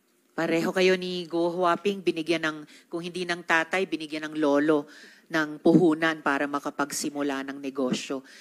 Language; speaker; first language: Filipino; native; Filipino